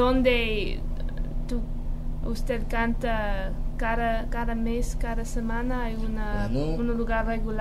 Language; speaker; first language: Spanish; non-native, fluent; English